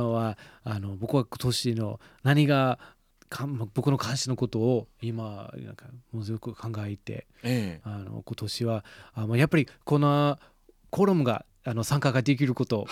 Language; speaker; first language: Japanese; non-native, fluent; English